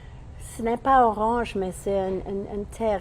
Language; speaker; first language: French; non-native, learner; English